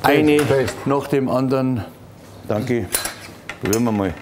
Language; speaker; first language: German; native; German